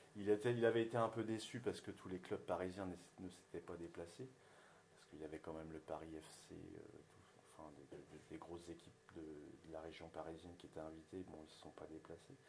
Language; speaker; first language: French; native; French